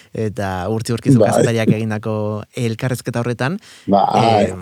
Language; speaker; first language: Basque; native; Basque